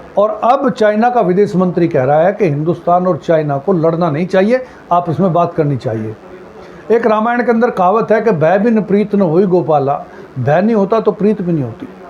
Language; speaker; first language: Hindi; native; Hindi